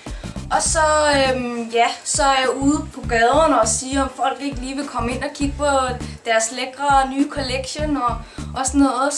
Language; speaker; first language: Danish; native; Danish